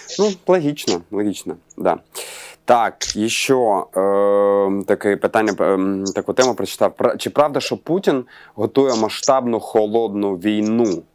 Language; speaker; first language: Ukrainian; non-native, local second language; Russian